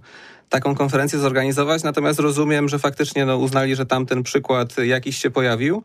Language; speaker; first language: Polish; native; Polish